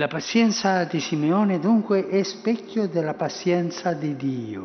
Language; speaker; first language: Italian; early bilingual, heritage; Spanish